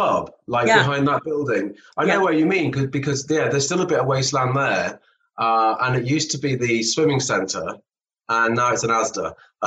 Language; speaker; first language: English; native; English